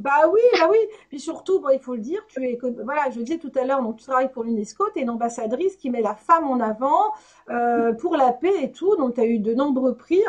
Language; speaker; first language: French; native; French